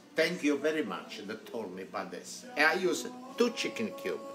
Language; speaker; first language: English; non-native, learner; Italian